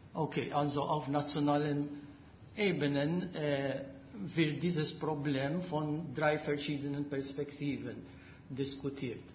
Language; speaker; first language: German; non-native, fluent; Maltese